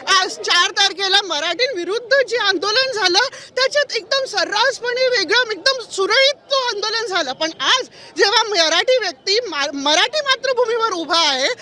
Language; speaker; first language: Marathi; native; Marathi